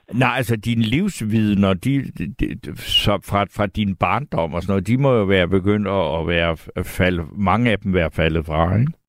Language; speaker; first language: Danish; native; Danish